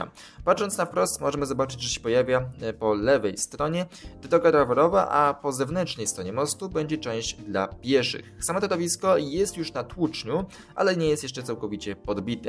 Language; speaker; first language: Polish; native; Polish